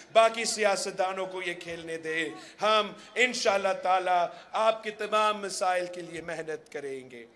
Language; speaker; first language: Urdu; early bilingual, heritage; Urdu